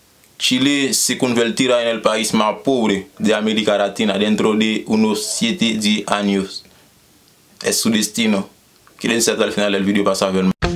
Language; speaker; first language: Spanish; non-native, fluent; Haitian Creole